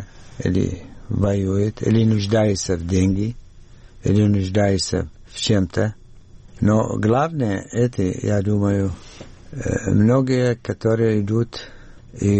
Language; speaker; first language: Russian; non-native, learner; Arabic